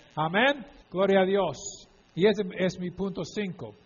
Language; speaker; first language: Spanish; non-native, fluent; English